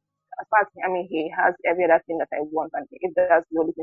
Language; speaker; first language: English; non-native, local second language; Igbo